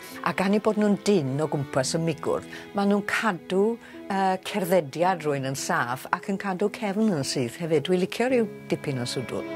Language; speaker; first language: Welsh; native; Welsh